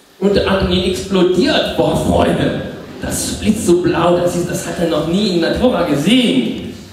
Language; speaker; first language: German; non-native, fluent; French